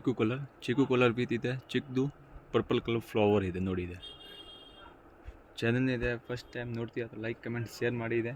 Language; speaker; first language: Kannada; non-native, local second language; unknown